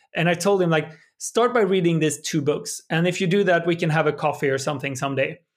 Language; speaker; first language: English; non-native, fluent; Swedish